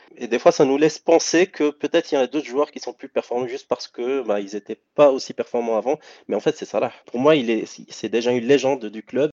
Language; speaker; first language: French; non-native, local second language; Arabic